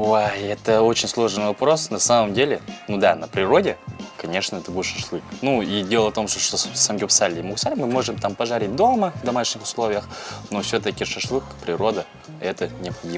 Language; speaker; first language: Russian; non-native, fluent; Korean